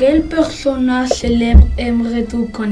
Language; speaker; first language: French; non-native, learner; Spanish